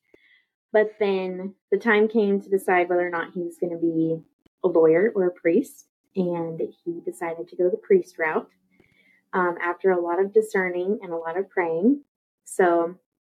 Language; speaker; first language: English; native; English